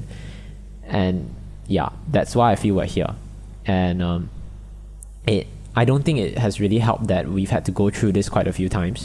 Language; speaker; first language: English; non-native, local second language; Chinese